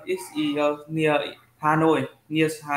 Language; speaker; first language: English; non-native, learner; Vietnamese